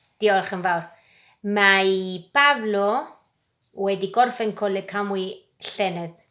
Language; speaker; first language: Welsh; non-native, fluent; Spanish